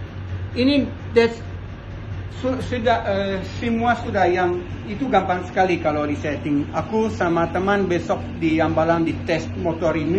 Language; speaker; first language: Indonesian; non-native, learner; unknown